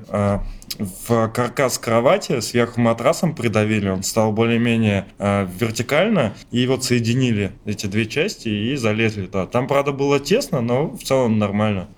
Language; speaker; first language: Russian; native; Russian